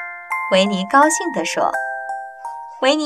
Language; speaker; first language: Chinese; native; Chinese